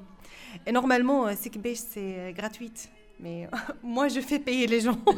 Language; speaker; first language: French; non-native, fluent; Arabic